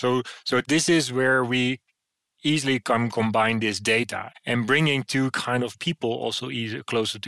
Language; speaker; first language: English; non-native, fluent; Dutch